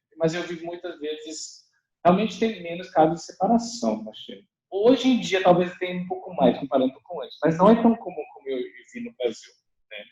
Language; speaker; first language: Portuguese; non-native, fluent; Chinese